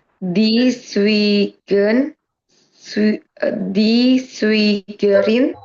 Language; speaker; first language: German; non-native, learner; Indonesian